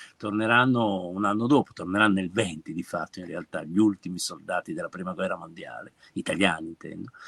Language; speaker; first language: Italian; native; Italian